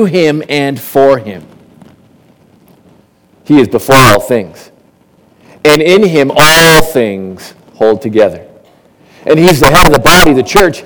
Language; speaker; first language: English; native; English